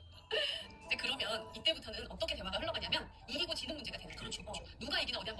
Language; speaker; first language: Korean; native; Korean